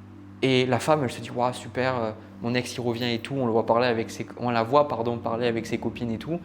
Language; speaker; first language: French; native; French